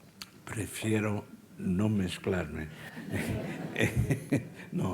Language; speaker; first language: Spanish; non-native, fluent; Dutch